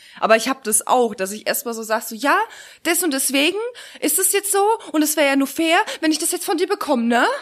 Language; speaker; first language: German; early bilingual, other home language; Russian